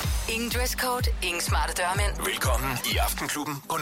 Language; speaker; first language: Danish; native; Danish